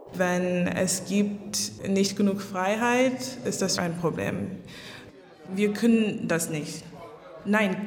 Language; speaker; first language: German; non-native, fluent; English